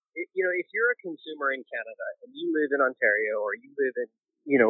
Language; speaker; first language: English; native; English